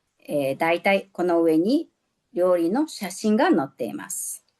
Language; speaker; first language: Japanese; non-native, fluent; Mongolian